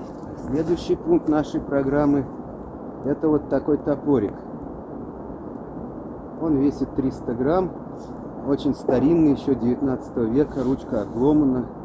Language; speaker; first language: Russian; native; Russian